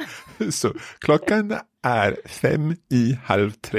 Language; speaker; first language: Swedish; non-native, learner; English